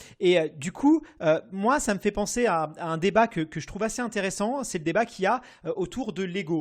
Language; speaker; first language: French; native; French